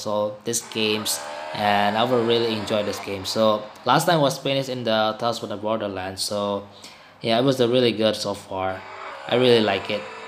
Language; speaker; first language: English; non-native, learner; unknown